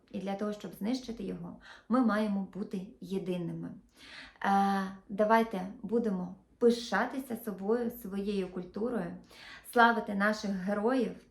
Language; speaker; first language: Ukrainian; non-native, local second language; Russian